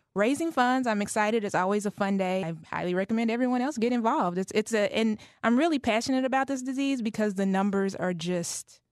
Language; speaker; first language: English; native; English